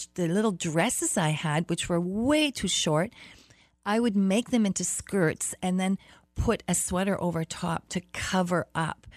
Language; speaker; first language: English; early bilingual, other home language; German